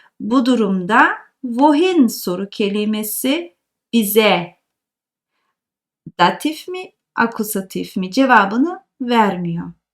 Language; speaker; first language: Turkish; native; Turkish